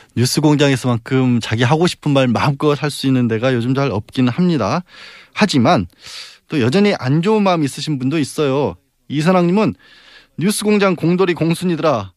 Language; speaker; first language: Korean; native; Korean